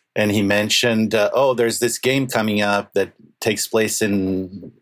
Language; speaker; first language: English; non-native, fluent; Portuguese